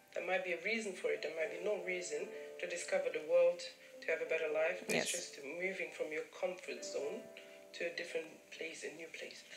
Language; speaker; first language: English; early bilingual, other home language; German